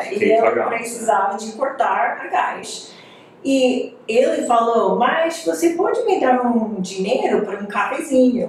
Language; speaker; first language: Portuguese; non-native, fluent; English